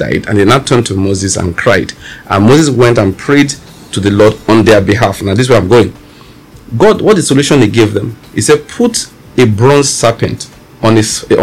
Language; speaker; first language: English; non-native, local second language; Yoruba